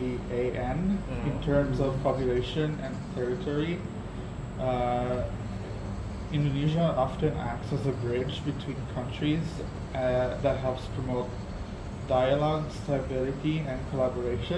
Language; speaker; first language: English; non-native, fluent; Italian